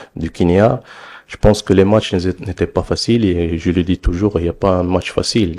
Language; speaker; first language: French; non-native, local second language; Arabic